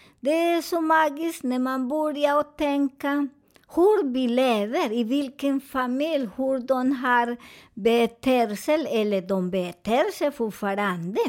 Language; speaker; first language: Swedish; non-native, fluent; Spanish